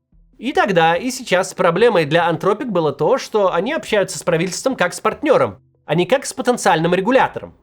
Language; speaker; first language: Russian; native; Russian